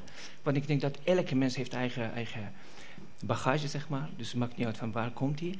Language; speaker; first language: Dutch; non-native, fluent; Persian